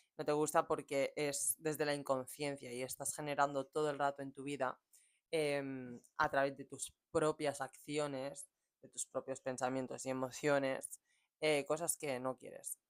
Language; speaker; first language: Spanish; early bilingual, other home language; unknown